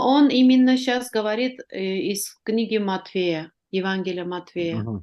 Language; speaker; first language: Russian; non-native, fluent; Armenian